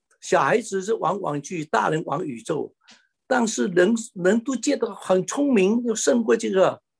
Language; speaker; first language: Chinese; native; Chinese